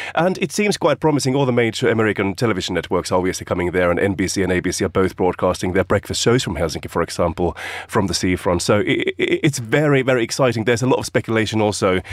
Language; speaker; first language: English; non-native, fluent; Finnish